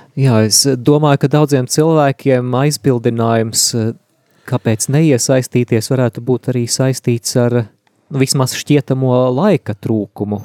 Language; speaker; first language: Latvian; native; Latvian